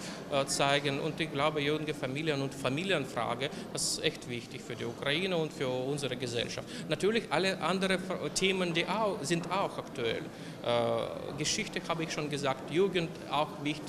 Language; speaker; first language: German; non-native, local second language; Ukrainian